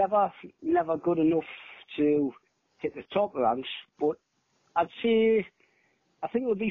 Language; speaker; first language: English; native; English